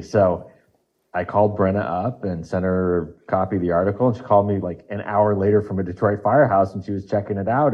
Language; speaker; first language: English; native; English